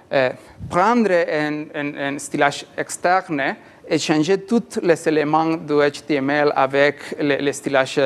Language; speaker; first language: French; non-native, learner; Spanish